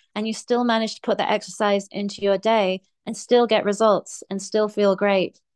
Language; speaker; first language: English; native; English